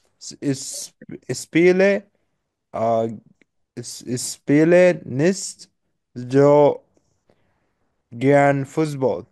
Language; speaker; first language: German; non-native, learner; Bangla